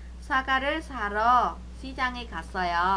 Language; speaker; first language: Korean; non-native, fluent; Vietnamese